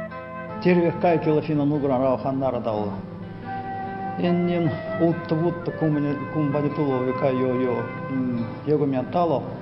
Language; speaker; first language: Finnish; non-native, learner; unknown